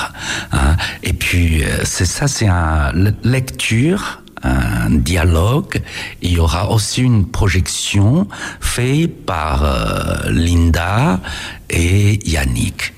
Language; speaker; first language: French; non-native, fluent; Chinese